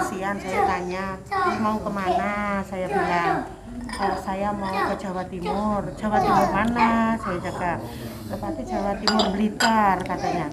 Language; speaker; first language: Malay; non-native, local second language; Javanese